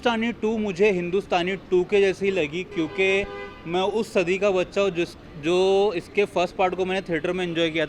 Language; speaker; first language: Hindi; native; Hindi